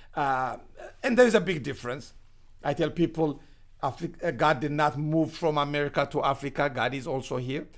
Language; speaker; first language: English; non-native, fluent; Amharic